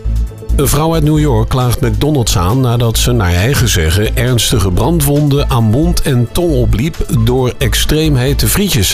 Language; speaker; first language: Dutch; native; Dutch